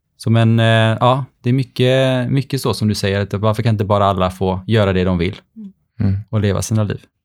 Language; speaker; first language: Swedish; early bilingual, other home language; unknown